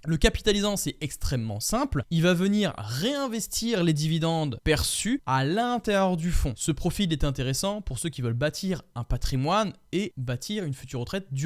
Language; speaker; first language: French; native; French